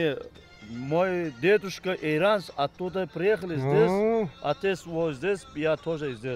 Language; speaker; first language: Russian; non-native, local second language; Turkmen